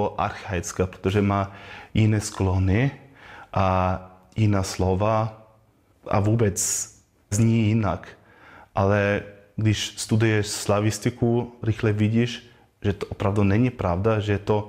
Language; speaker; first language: Czech; non-native, learner; German